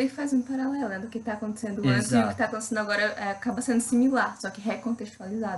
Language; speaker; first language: Portuguese; native; Portuguese